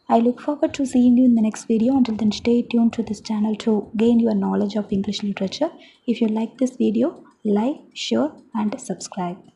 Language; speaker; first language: English; non-native, local second language; Tamil